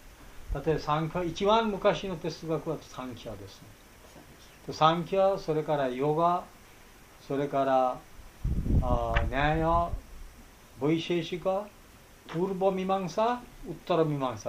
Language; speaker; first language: Japanese; non-native, fluent; Bangla